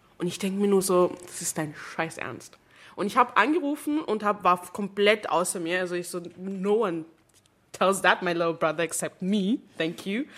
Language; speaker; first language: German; non-native, fluent; English